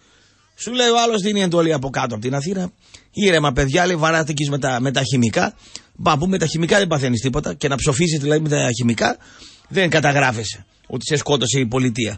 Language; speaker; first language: Greek; native; Greek